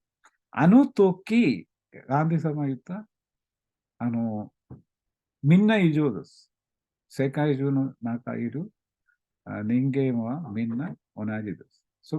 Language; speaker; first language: Japanese; non-native, learner; Malayalam